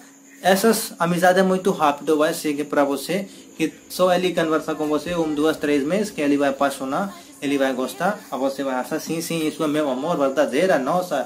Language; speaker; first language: Portuguese; non-native, learner; Hindi